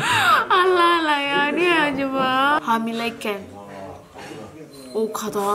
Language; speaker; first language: Turkish; non-native, learner; Indonesian